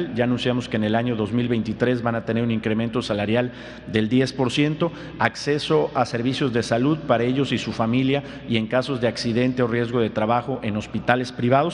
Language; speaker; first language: Spanish; native; Spanish